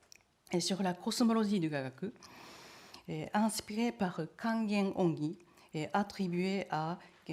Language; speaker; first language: French; non-native, learner; Japanese